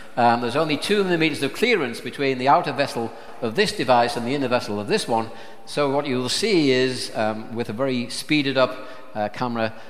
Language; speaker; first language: English; native; English